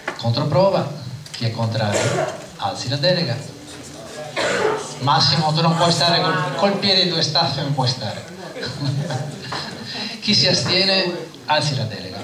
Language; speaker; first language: Italian; native; Italian